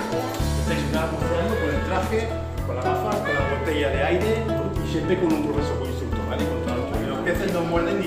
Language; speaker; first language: Spanish; native; Spanish